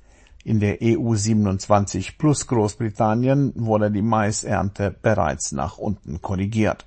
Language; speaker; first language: German; native; German